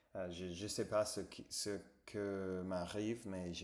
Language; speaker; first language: French; non-native, fluent; English